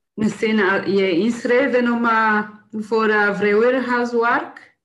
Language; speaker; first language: Dutch; non-native, learner; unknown